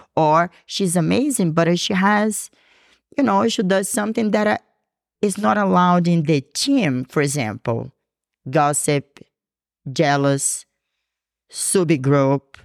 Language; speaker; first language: English; non-native, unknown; Portuguese